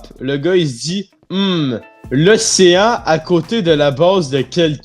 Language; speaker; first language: French; native; French